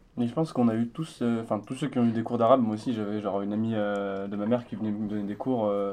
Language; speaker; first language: French; early bilingual, other home language; Arabic